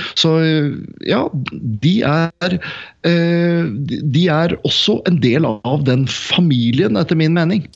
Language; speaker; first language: Norwegian; native; Norwegian